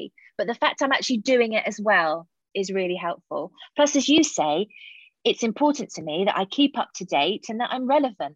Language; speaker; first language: English; native; English